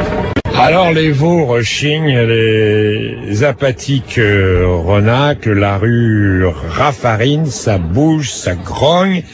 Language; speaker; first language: French; native; French